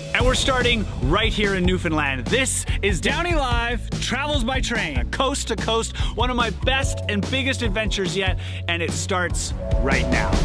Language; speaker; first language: English; native; English